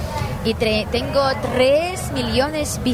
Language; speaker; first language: Spanish; non-native, learner; Ukrainian